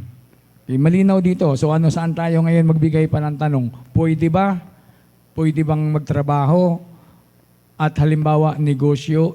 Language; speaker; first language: Filipino; native; Filipino